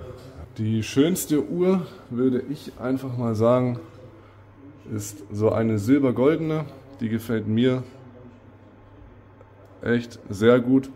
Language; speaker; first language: German; native; German